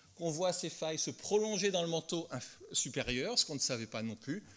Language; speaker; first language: French; native; French